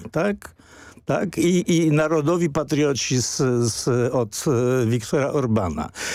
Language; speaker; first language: Polish; native; Polish